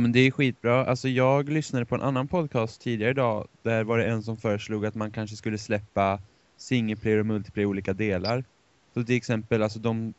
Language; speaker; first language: Swedish; native; Swedish